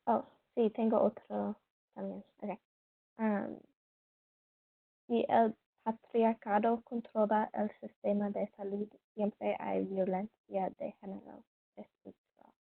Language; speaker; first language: Spanish; non-native, learner; English